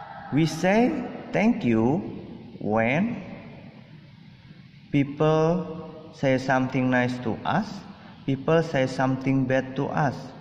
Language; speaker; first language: English; non-native, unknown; Indonesian